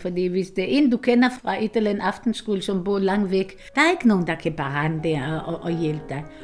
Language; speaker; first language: Danish; non-native, fluent; Hebrew